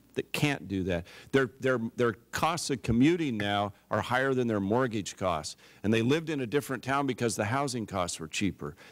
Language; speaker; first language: English; native; English